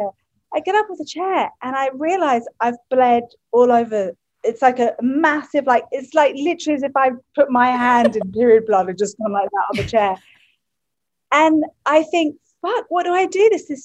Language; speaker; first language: English; native; English